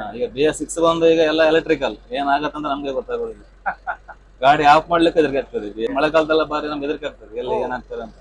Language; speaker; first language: Kannada; native; Kannada